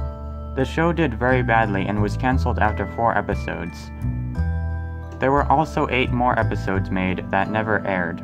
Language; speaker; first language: English; native; English